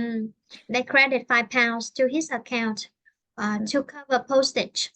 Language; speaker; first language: English; non-native, fluent; Vietnamese